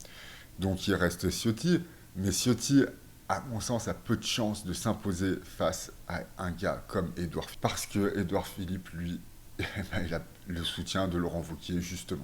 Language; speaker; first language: French; native; French